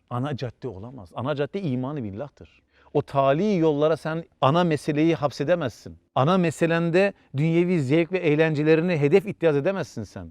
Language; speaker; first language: Turkish; native; Turkish